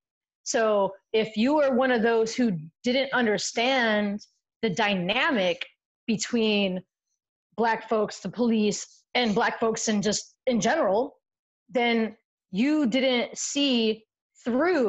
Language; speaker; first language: English; native; English